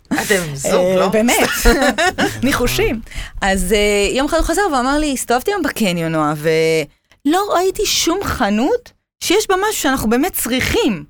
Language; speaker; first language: Hebrew; native; Hebrew